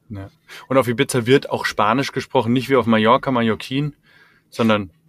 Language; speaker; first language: German; native; German